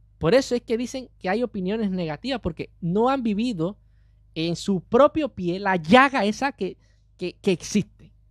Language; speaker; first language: Spanish; native; Spanish